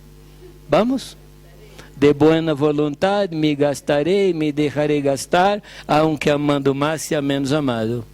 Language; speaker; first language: Spanish; non-native, fluent; Portuguese